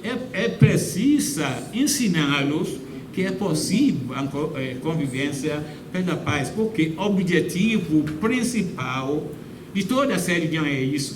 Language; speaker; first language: Portuguese; non-native, fluent; Yoruba